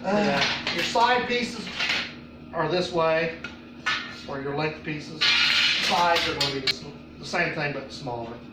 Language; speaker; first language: English; native; English